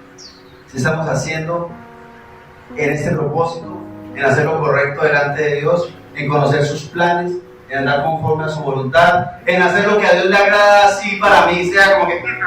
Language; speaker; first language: Spanish; native; Spanish